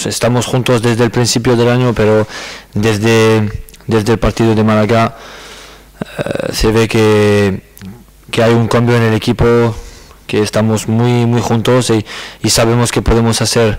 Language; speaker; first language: Spanish; non-native, learner; French